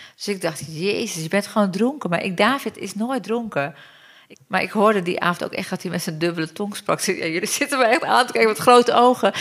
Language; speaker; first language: Dutch; early bilingual, other home language; Turkish